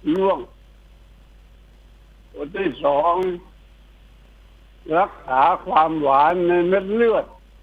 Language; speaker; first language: Thai; native; Thai